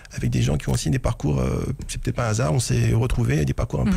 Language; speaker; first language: French; non-native, fluent; Romanian